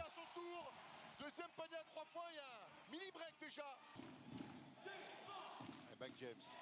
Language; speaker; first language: French; native; French